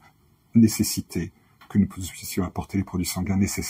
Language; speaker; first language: French; native; French